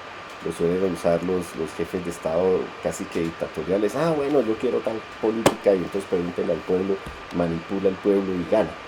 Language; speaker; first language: Spanish; native; Spanish